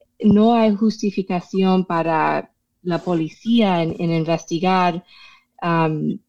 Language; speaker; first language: Spanish; non-native, fluent; English